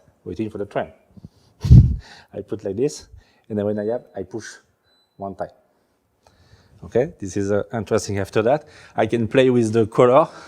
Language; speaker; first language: English; non-native, learner; French